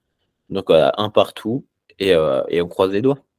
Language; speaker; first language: French; native; French